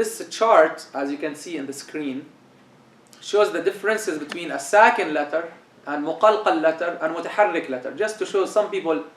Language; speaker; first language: English; non-native, fluent; Arabic